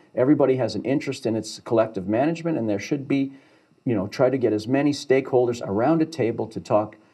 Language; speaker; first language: English; native; English